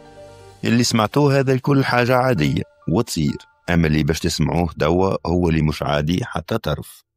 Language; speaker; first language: Arabic; native; Arabic